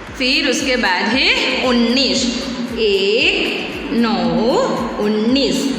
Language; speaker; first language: Hindi; non-native, local second language; Gujarati